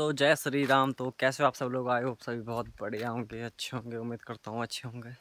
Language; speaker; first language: Hindi; native; Hindi